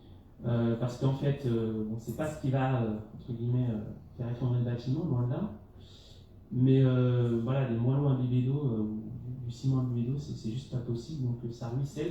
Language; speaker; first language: French; native; French